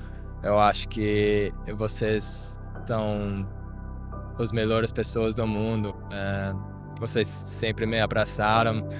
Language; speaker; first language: Portuguese; non-native, fluent; Japanese